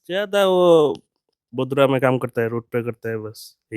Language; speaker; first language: Hindi; non-native, learner; Bangla